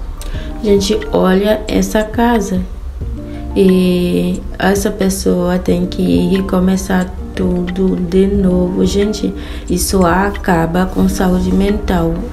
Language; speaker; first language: Portuguese; non-native, fluent; Haitian Creole